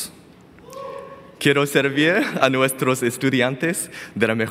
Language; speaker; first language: English; non-native, fluent; Chinese